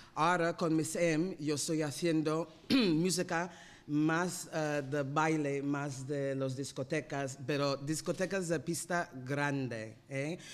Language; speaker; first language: Spanish; non-native, fluent; English